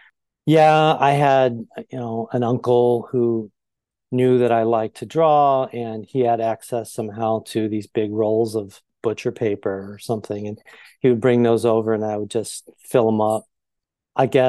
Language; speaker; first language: English; native; English